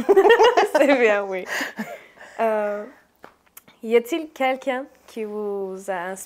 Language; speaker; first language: French; non-native, learner; Turkish